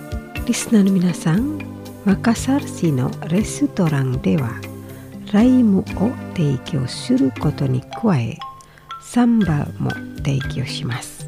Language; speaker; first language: Japanese; non-native, fluent; Indonesian